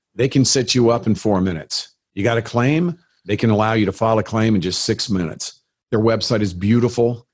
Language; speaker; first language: English; native; English